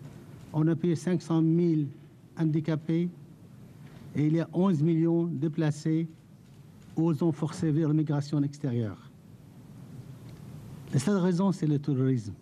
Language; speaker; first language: French; non-native, fluent; Arabic